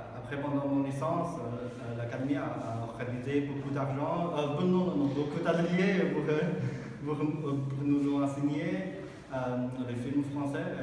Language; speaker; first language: French; non-native, learner; Chinese